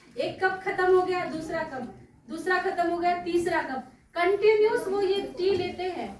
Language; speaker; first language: Hindi; non-native, local second language; Marathi